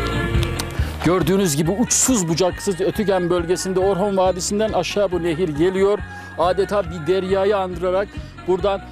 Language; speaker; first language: Turkish; native; Turkish